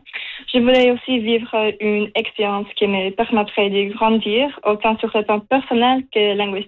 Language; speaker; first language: French; non-native, fluent; Russian